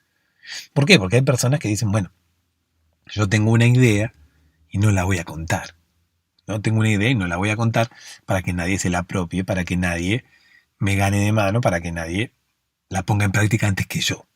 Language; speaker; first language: Spanish; native; Spanish